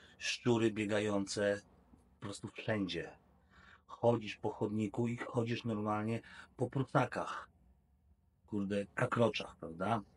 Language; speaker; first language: Polish; native; Polish